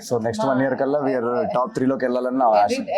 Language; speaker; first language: Telugu; native; Telugu